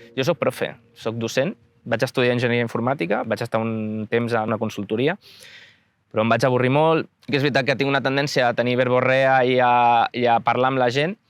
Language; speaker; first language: Catalan; native; Catalan